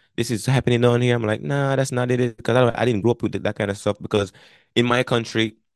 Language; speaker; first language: English; non-native, local second language; Jamaican Creole English